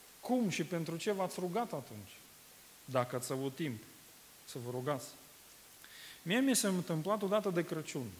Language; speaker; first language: Romanian; non-native, fluent; Russian